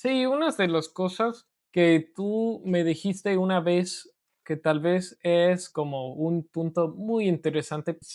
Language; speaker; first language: Spanish; non-native, learner; English